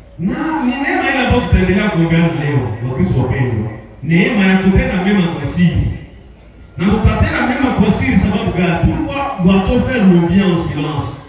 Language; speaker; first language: Swahili; non-native, local second language; Nande